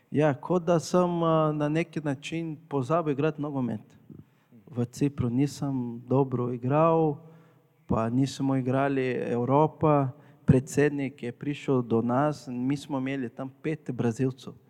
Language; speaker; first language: Slovenian; non-native, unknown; Portuguese